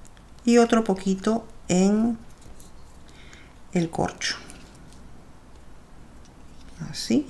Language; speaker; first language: Spanish; native; Spanish